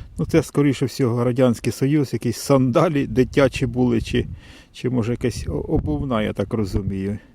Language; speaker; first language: Ukrainian; non-native, local second language; Russian